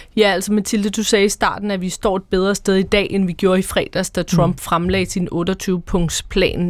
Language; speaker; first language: Danish; native; Danish